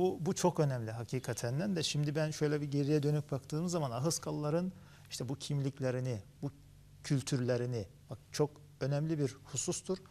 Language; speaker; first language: Turkish; early bilingual, heritage; Turkish